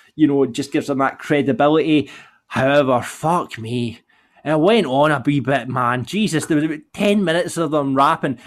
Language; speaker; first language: English; native; English